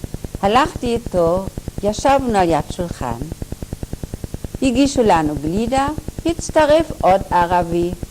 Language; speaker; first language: Hebrew; non-native, fluent; German